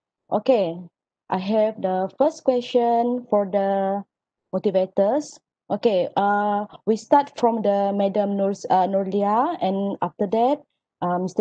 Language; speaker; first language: English; non-native, local second language; Malay